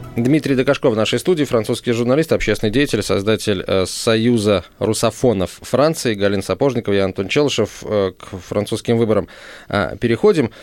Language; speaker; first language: Russian; native; Russian